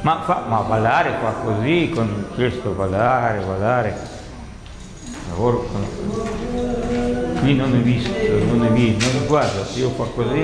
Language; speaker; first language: Italian; non-native, learner; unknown